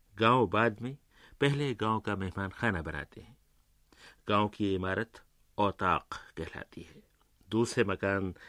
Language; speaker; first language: Urdu; native; Urdu